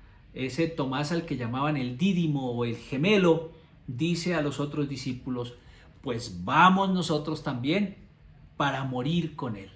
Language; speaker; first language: Spanish; native; Spanish